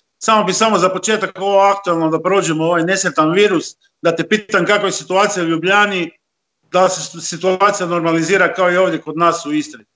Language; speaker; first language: Croatian; native; Croatian